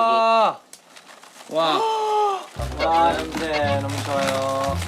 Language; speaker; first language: Korean; non-native, fluent; Japanese